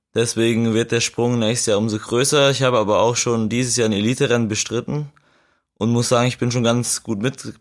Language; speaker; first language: German; native; German